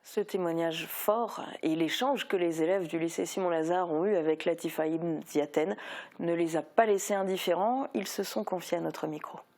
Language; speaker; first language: French; native; French